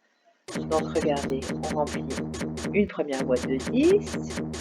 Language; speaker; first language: French; native; French